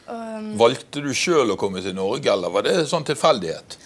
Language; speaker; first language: Norwegian; native; Norwegian